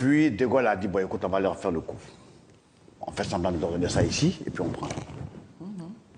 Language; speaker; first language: French; non-native, local second language; Dyula